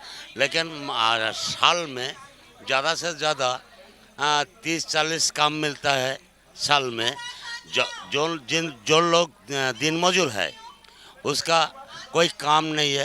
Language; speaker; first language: Hindi; non-native, local second language; Bangla